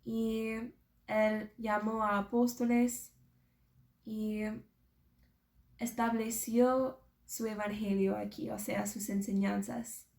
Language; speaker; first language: Spanish; non-native, fluent; English